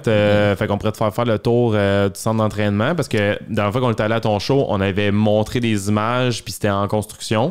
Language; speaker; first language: French; native; French